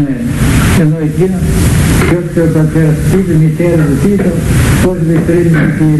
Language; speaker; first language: Greek; native; Greek